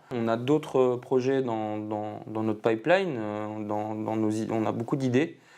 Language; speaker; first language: French; early bilingual, other home language; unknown